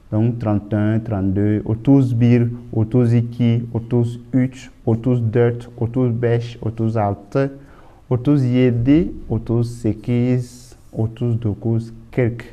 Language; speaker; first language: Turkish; non-native, learner; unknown